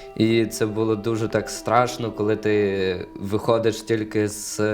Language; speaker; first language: Ukrainian; native; Ukrainian